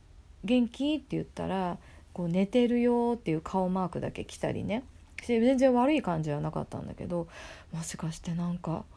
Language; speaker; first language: Japanese; native; Japanese